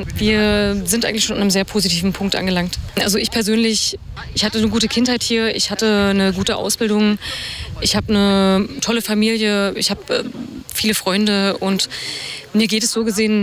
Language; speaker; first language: German; native; German